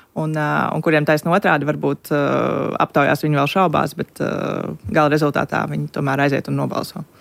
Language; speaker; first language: Latvian; native; Latvian